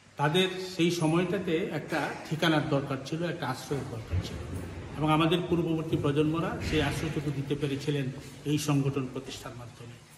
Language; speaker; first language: Bangla; native; Bangla